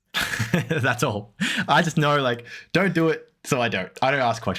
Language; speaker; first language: English; native; English